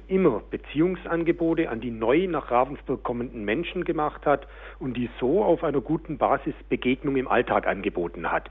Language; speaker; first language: German; native; German